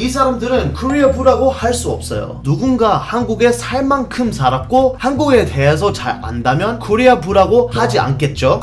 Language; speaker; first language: Korean; non-native, fluent; English